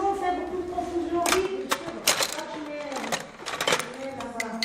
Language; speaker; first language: French; non-native, fluent; Portuguese